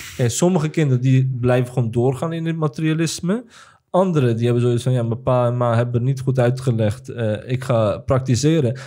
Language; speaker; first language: Dutch; early bilingual, other home language; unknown